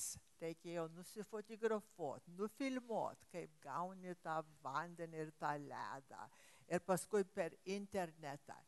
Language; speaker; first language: Lithuanian; early bilingual, heritage; English